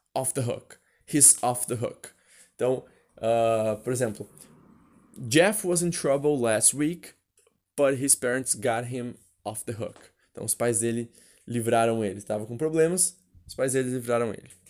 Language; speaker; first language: English; non-native, fluent; Portuguese